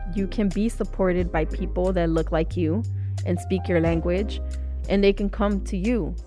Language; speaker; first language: English; early bilingual, other home language; Spanish